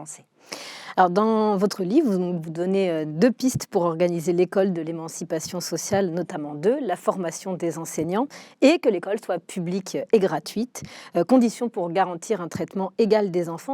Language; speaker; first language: French; native; French